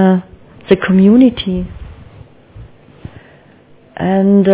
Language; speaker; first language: English; non-native, learner; German